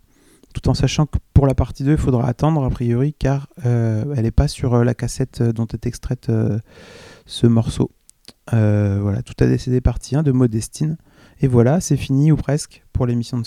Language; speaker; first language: French; native; French